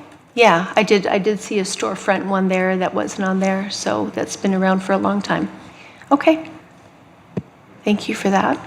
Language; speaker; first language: English; native; English